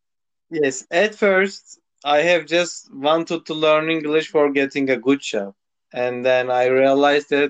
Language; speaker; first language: English; non-native, local second language; Turkish